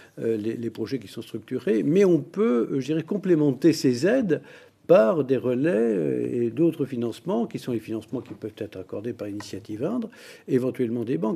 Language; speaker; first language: French; native; French